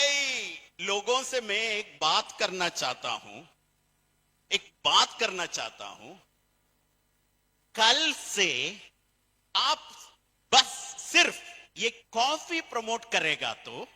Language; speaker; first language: Hindi; non-native, fluent; Bangla